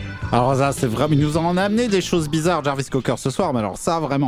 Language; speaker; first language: French; native; French